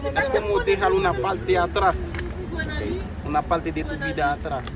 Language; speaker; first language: Spanish; non-native, learner; Haitian Creole